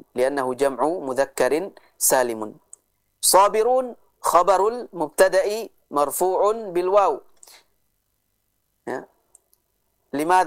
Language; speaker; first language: Arabic; non-native, fluent; Indonesian